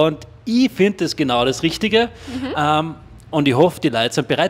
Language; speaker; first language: German; native; German